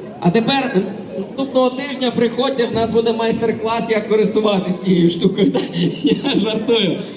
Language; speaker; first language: Ukrainian; native; Ukrainian